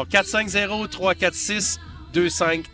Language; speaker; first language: French; native; French